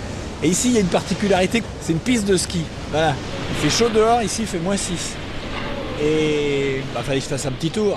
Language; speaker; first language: French; native; French